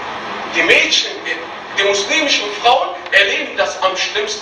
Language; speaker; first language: German; non-native, fluent; Arabic